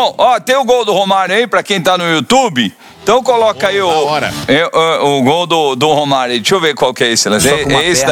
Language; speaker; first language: Portuguese; native; Portuguese